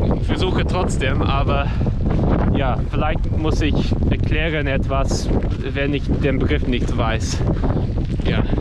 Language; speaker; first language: German; non-native, learner; English